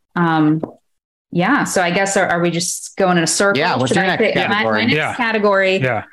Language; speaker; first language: English; native; English